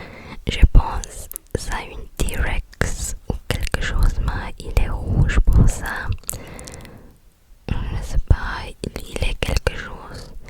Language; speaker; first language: French; non-native, learner; English